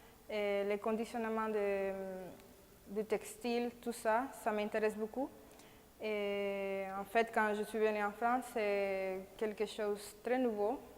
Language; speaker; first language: French; non-native, fluent; Spanish